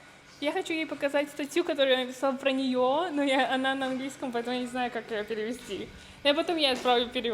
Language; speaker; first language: Russian; early bilingual, heritage; Russian